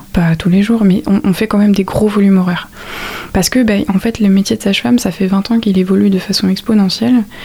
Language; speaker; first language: French; native; French